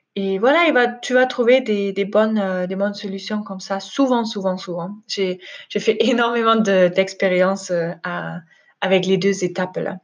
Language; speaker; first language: French; non-native, fluent; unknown